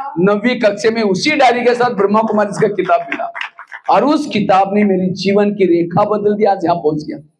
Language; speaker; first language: Hindi; non-native, local second language; Marathi